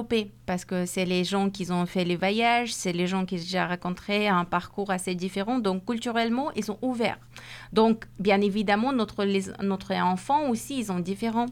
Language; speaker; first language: French; non-native, fluent; Persian